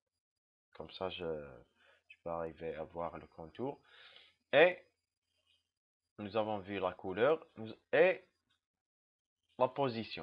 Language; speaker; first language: French; non-native, local second language; Arabic